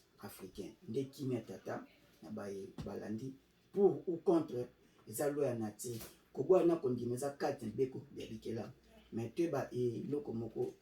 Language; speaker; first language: Lingala; non-native, local second language; Kongo